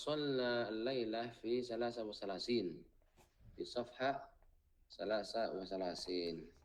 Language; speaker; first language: Arabic; non-native, fluent; Indonesian